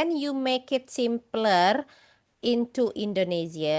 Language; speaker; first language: English; non-native, fluent; Indonesian